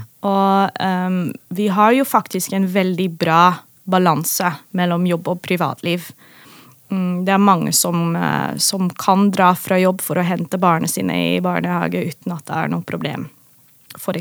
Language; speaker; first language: Norwegian; non-native, fluent; Dutch